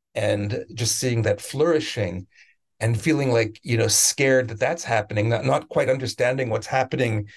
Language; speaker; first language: English; native; English